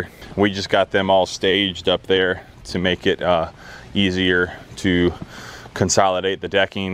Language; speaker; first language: English; native; English